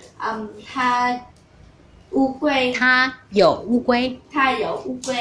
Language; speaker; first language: Chinese; non-native, learner; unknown